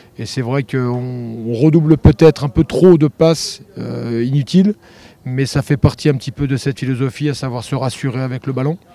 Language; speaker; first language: French; native; French